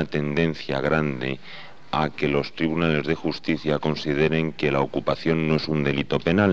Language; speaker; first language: Spanish; native; Spanish